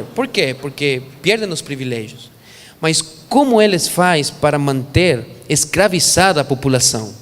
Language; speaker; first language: Portuguese; non-native, fluent; Spanish